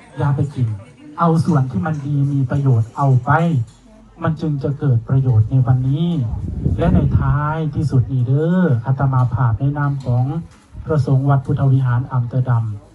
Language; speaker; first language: Thai; native; Thai